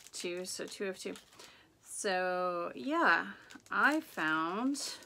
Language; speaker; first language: English; native; English